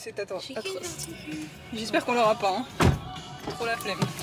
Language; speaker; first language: French; native; French